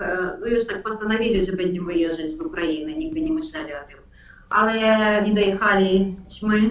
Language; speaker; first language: Polish; non-native, learner; Ukrainian